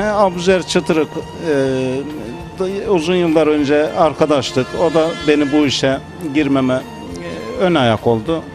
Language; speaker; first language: Turkish; native; Turkish